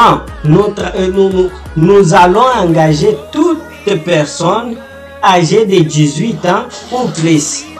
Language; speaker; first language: French; non-native, learner; Portuguese